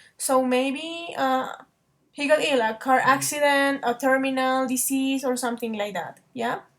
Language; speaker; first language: English; non-native, fluent; Spanish